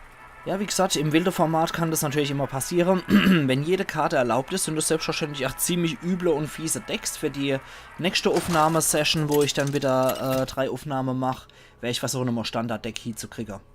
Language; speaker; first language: German; native; German